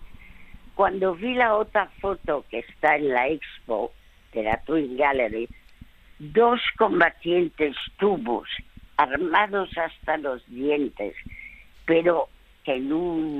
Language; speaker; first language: Spanish; early bilingual, other home language; French